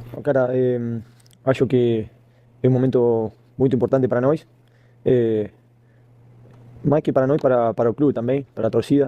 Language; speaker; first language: Portuguese; non-native, fluent; Spanish